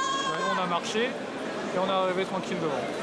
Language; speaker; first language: French; native; French